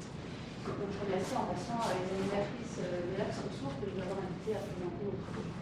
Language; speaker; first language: French; native; French